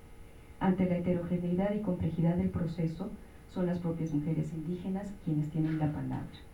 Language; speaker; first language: Spanish; native; Spanish